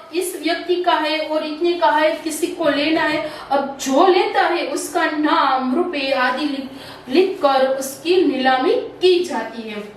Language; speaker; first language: Hindi; non-native, local second language; Gujarati